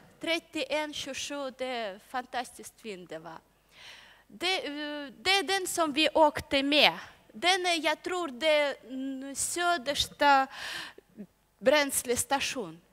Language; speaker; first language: Swedish; non-native, learner; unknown